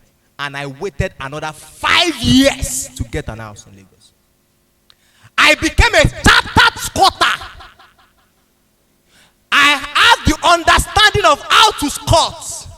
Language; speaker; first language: English; non-native, local second language; Yoruba